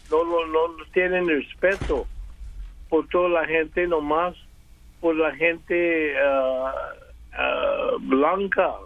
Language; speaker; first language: Spanish; early bilingual, other home language; English